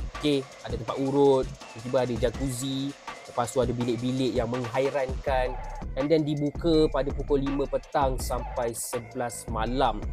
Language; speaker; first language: Malay; native; Malay